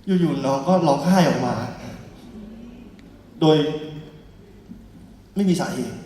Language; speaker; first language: Thai; native; Thai